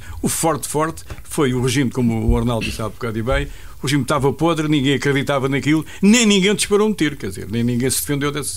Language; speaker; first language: Portuguese; native; Portuguese